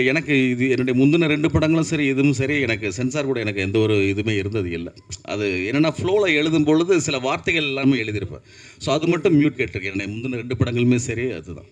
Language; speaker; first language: Tamil; native; Tamil